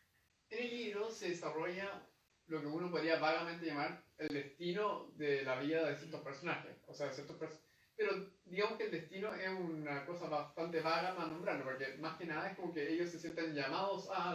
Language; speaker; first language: Spanish; native; Spanish